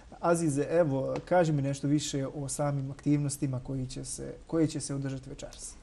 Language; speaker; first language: Croatian; native; Croatian